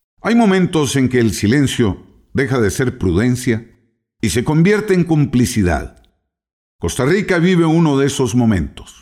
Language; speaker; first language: Spanish; native; Spanish